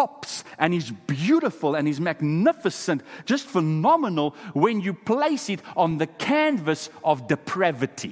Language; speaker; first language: English; non-native, local second language; Afrikaans